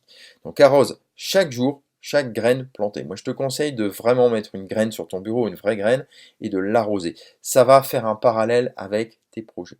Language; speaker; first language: French; native; French